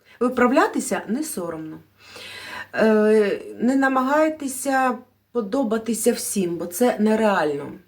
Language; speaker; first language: Ukrainian; non-native, local second language; Russian